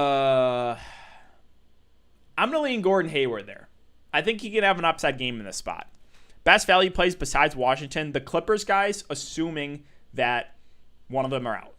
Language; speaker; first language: English; native; English